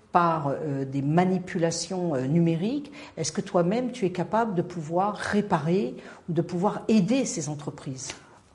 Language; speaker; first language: French; non-native, local second language; Arabic